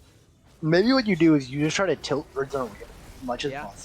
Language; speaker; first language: English; native; English